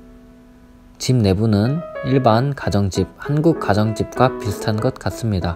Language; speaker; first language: Korean; native; Korean